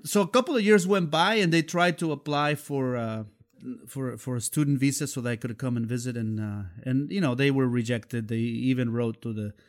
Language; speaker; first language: English; non-native, fluent; Spanish